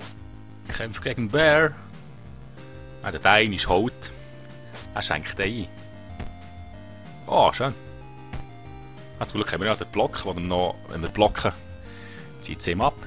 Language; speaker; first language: German; native; German